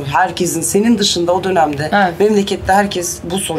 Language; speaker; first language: Turkish; native; Turkish